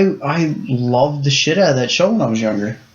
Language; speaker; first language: English; native; English